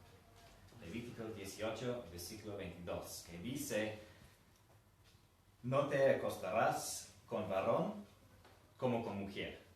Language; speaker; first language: Spanish; non-native, fluent; English